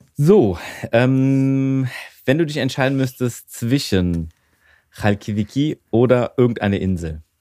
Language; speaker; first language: German; early bilingual, other home language; Greek